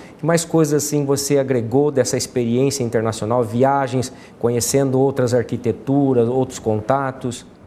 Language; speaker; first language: Portuguese; native; Portuguese